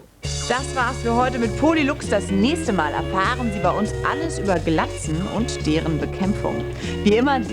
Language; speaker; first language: German; native; German